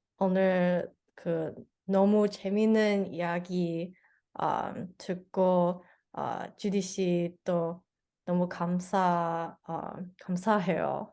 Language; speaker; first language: Korean; non-native, learner; English